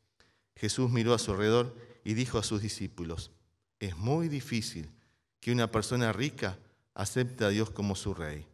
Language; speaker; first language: Spanish; native; Spanish